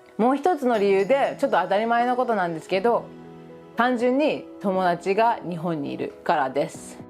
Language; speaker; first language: Japanese; early bilingual, other home language; English